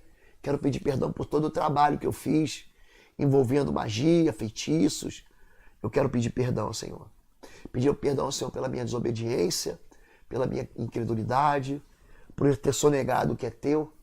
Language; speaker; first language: Portuguese; native; Portuguese